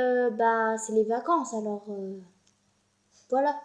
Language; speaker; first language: French; native; French